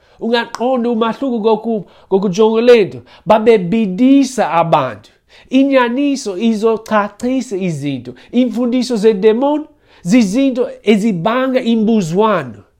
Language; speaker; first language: Xhosa; non-native, fluent; English